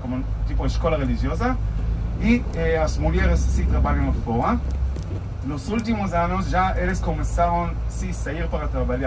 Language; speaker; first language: Portuguese; non-native, fluent; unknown